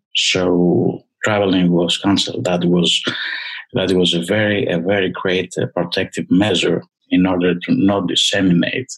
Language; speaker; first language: English; non-native, fluent; Greek